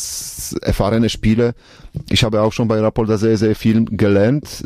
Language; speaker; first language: German; non-native, learner; Polish